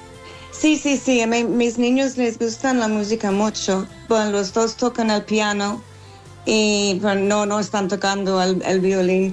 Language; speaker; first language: Spanish; non-native, fluent; English